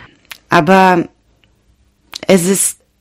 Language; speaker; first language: German; non-native, learner; Ukrainian